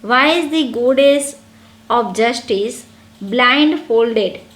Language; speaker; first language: English; non-native, local second language; Gujarati